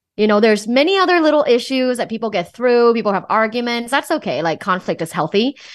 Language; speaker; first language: English; non-native, fluent; Thai